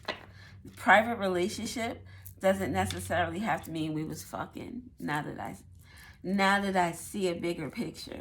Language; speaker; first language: English; native; English